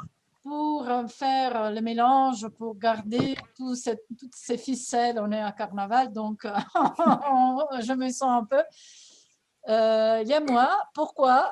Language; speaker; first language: French; non-native, fluent; Italian